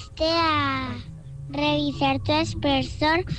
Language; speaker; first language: Spanish; native; Spanish